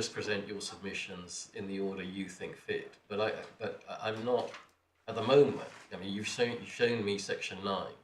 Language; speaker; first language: English; native; English